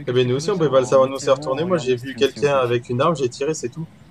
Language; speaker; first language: French; native; French